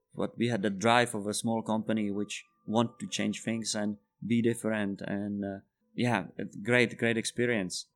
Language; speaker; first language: English; non-native, fluent; Czech